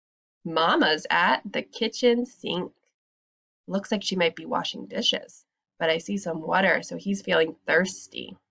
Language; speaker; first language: English; native; English